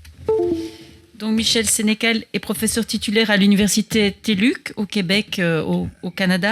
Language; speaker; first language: French; native; French